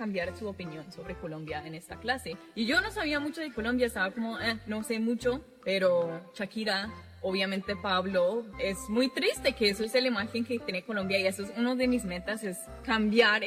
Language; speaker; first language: Spanish; non-native, fluent; English